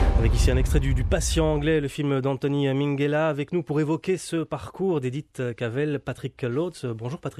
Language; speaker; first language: French; native; French